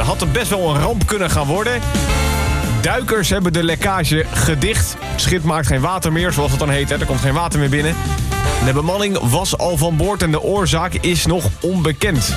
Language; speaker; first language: Dutch; native; Dutch